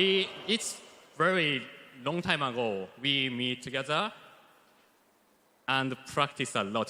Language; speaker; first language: English; non-native, learner; Japanese